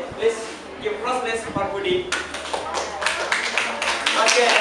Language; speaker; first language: English; non-native, learner; Indonesian